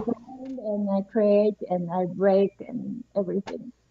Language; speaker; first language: English; non-native, learner; Japanese